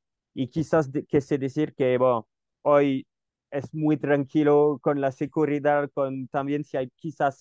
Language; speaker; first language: Spanish; non-native, learner; French